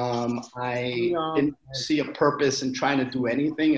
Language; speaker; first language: English; native; English